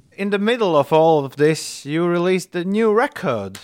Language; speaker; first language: English; non-native, fluent; Latvian